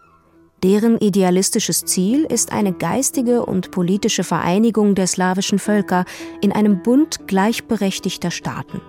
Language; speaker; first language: German; native; German